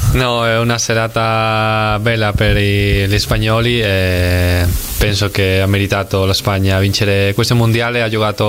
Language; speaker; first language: Italian; non-native, fluent; Spanish